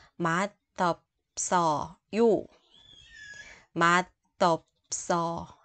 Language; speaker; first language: Korean; non-native, fluent; Vietnamese